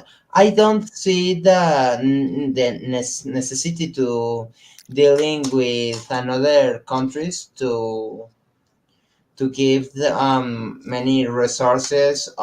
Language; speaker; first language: English; non-native, learner; Spanish